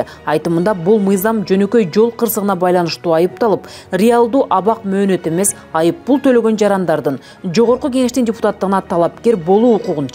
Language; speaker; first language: Kyrgyz; native; Kyrgyz